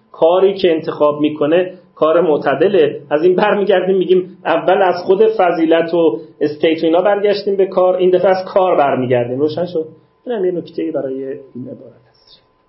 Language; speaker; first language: Persian; native; Persian